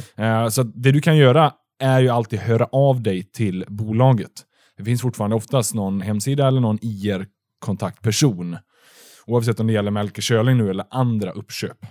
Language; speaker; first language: Swedish; native; Swedish